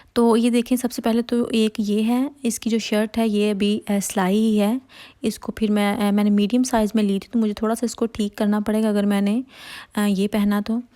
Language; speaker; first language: Hindi; non-native, local second language; Punjabi